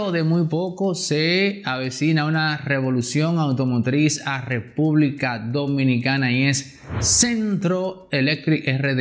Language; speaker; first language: Spanish; native; Spanish